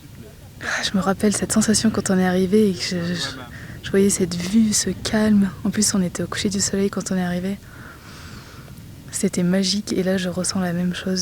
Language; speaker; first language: French; native; French